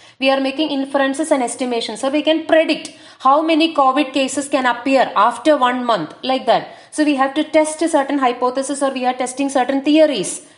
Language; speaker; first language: English; non-native, local second language; Malayalam